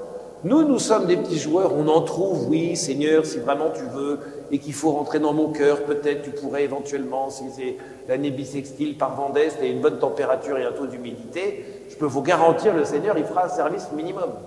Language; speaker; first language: French; native; French